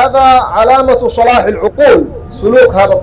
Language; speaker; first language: Arabic; native; Arabic